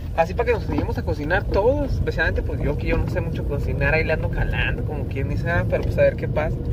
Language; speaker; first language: Spanish; early bilingual, heritage; Spanish